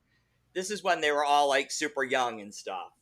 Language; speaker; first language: English; native; English